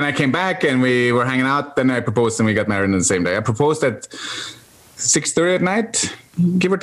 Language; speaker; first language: English; non-native, fluent; Norwegian